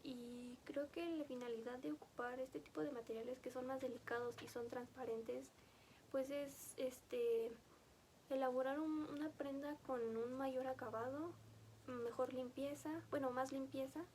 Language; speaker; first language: Spanish; native; Spanish